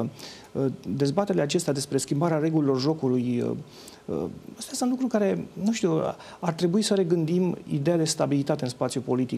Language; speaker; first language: Romanian; native; Romanian